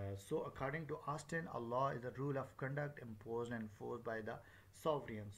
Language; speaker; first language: English; non-native, local second language; Northern Hindko